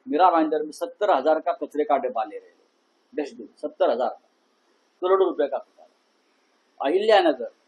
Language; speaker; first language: Hindi; non-native, local second language; Marathi